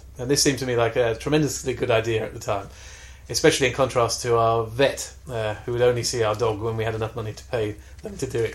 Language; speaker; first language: English; native; English